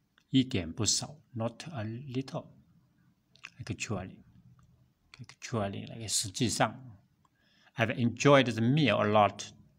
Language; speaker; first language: English; non-native, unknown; Chinese